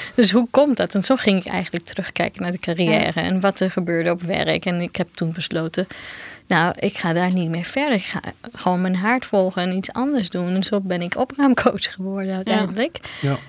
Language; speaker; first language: Dutch; non-native, fluent; Portuguese